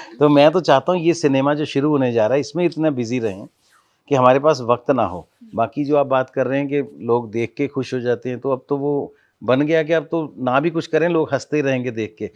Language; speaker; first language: Hindi; non-native, local second language; Punjabi